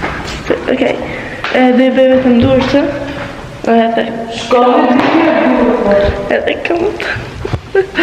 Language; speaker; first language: Albanian; early bilingual, heritage; Albanian